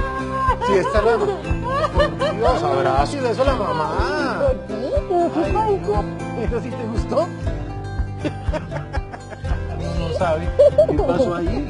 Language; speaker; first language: Spanish; native; Spanish